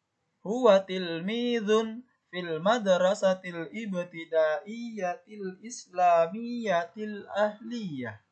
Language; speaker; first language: Arabic; non-native, fluent; Indonesian